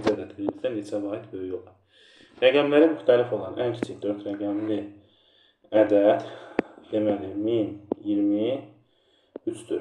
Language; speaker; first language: Azerbaijani; native; Azerbaijani